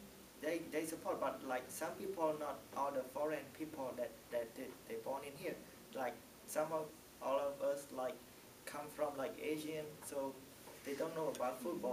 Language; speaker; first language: English; non-native, learner; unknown